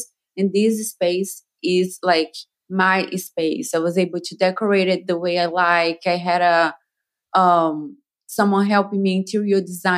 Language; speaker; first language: English; non-native, fluent; Portuguese